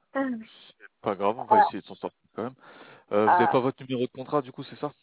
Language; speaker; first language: French; native; French